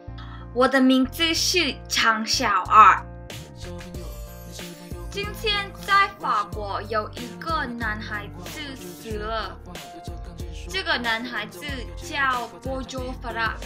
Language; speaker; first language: Chinese; non-native, learner; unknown